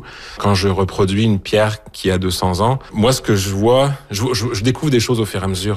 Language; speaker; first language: French; native; French